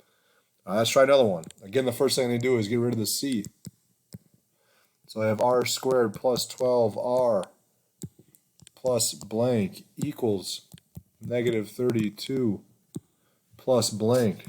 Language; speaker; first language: English; native; English